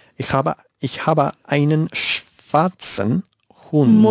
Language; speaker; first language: German; non-native, learner; Spanish